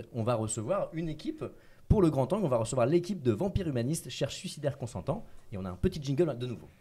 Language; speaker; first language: French; native; French